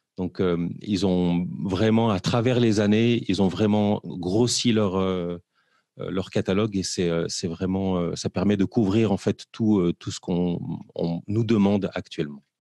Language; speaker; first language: French; native; French